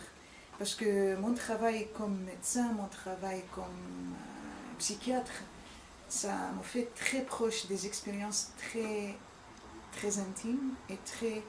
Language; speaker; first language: French; non-native, fluent; Arabic